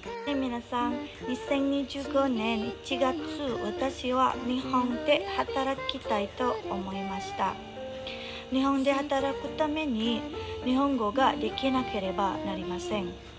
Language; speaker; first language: Japanese; non-native, learner; Indonesian